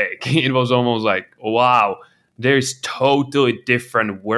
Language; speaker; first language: English; non-native, fluent; Czech